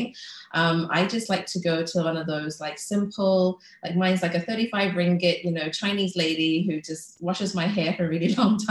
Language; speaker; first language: English; native; English